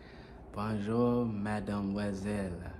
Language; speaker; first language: French; non-native, learner; English